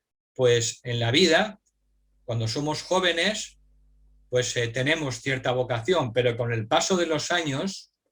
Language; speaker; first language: Spanish; native; Spanish